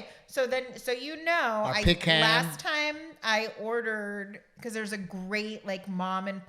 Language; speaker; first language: English; native; English